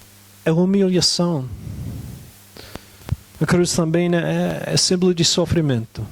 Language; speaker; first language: Portuguese; non-native, fluent; English